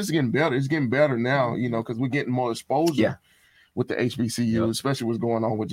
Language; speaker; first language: English; native; English